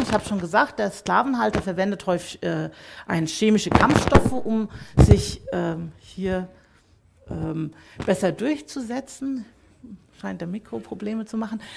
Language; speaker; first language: German; native; German